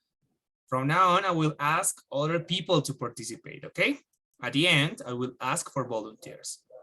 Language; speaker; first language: English; non-native, fluent; Spanish